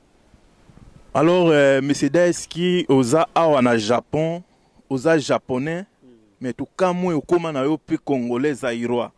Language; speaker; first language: Lingala; native; Lingala